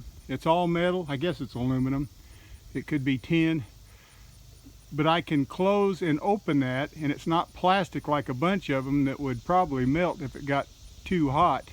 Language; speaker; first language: English; native; English